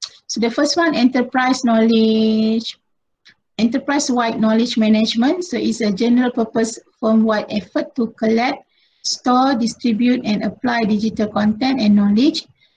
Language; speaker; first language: English; non-native, local second language; Malay